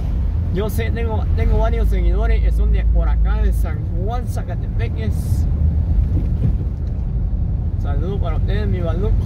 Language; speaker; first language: Spanish; native; Spanish